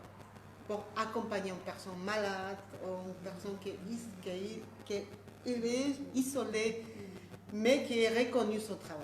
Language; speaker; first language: French; non-native, fluent; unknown